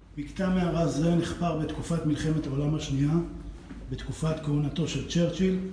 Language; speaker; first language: Hebrew; native; Hebrew